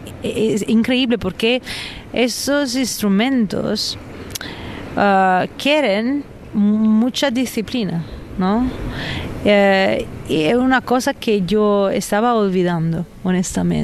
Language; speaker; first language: Spanish; non-native, fluent; Italian